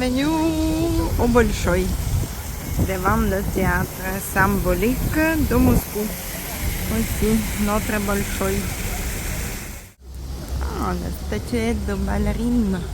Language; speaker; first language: French; non-native, learner; Russian